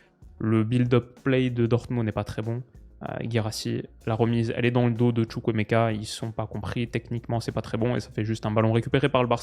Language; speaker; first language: French; native; French